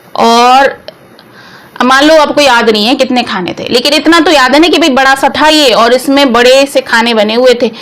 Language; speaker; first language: Hindi; native; Hindi